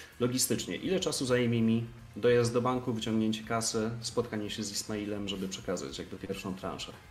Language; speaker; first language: Polish; native; Polish